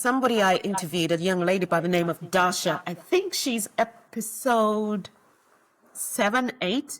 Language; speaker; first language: English; native; English